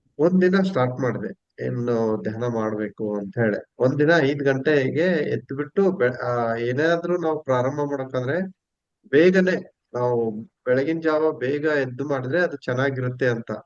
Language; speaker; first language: Kannada; native; Kannada